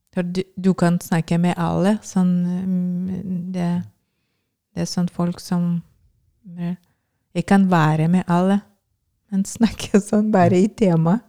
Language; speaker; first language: Norwegian; non-native, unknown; Lithuanian